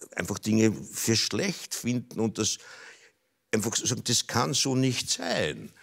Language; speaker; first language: German; native; German